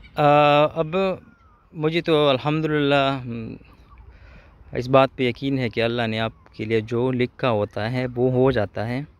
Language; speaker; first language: Urdu; non-native, local second language; Pashto